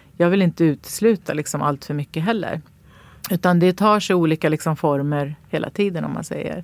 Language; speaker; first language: Swedish; native; Swedish